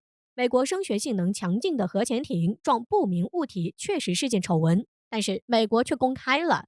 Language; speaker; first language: Chinese; native; Chinese